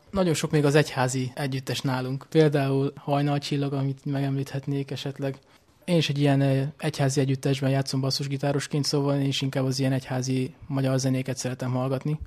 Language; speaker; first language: Hungarian; native; Hungarian